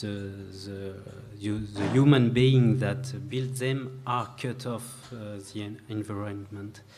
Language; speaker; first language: English; non-native, learner; French